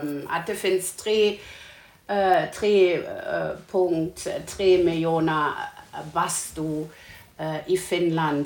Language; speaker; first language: Swedish; non-native, learner; German